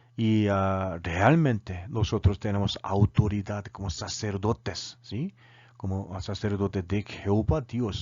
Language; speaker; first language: Spanish; non-native, learner; Korean